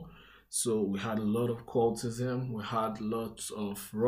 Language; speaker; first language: English; non-native, local second language; Igbo